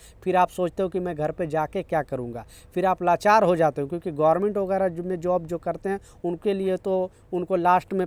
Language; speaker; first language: Hindi; native; Hindi